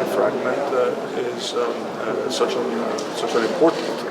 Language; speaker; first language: English; non-native, fluent; Greek